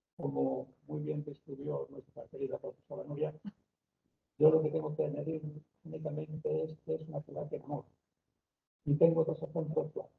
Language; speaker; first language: Spanish; native; Spanish